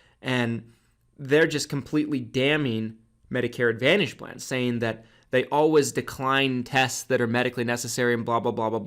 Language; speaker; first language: English; native; English